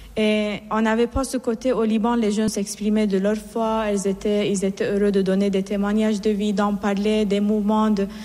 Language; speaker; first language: French; non-native, fluent; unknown